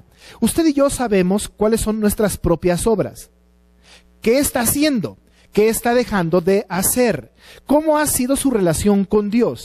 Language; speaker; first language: Spanish; native; Spanish